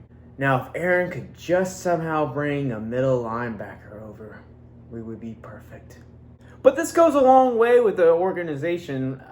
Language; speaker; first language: English; native; English